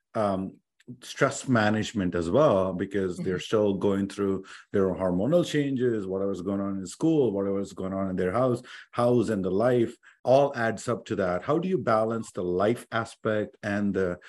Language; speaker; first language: English; non-native, local second language; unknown